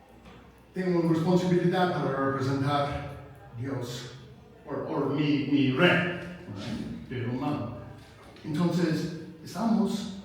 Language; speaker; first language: Spanish; non-native, fluent; English